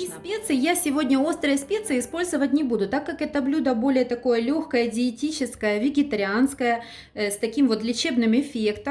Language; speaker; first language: Russian; native; Russian